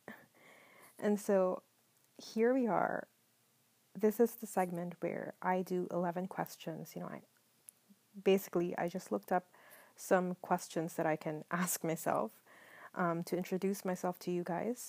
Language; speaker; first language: English; non-native, local second language; Filipino